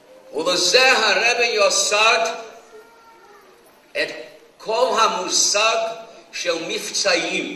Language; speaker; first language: Hebrew; non-native, fluent; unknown